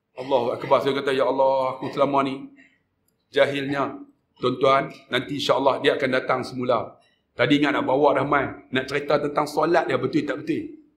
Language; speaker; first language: Malay; native; Malay